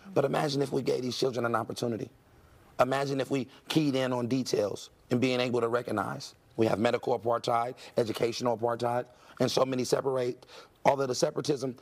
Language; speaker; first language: English; native; English